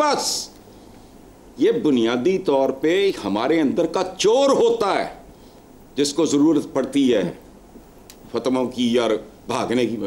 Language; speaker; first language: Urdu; non-native, local second language; Punjabi